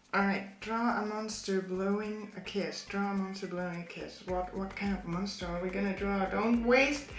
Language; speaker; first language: English; non-native, fluent; German